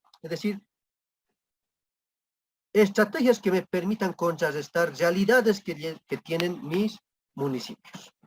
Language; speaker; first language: Spanish; native; Spanish